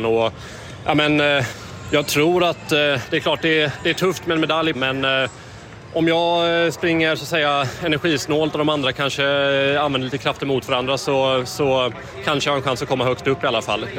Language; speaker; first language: Swedish; native; Swedish